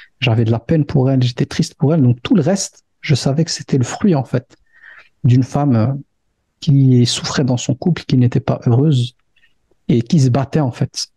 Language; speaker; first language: French; early bilingual, other home language; Arabic